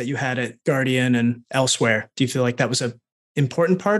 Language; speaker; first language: English; native; English